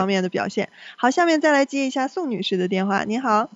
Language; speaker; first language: Chinese; native; Chinese